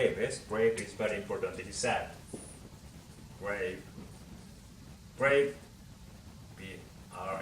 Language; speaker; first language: English; non-native, learner; Korean